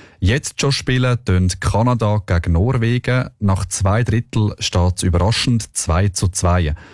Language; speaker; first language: German; native; German